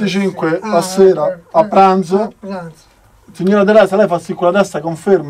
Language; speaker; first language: Italian; native; Italian